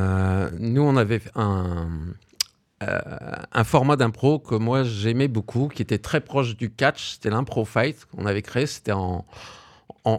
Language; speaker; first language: French; native; French